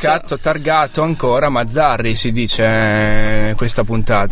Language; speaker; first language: Italian; native; Italian